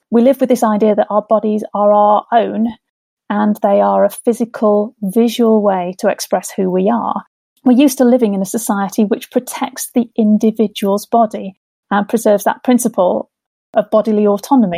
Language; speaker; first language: English; native; English